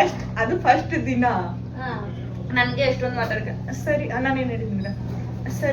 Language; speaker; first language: Kannada; non-native, learner; Hindi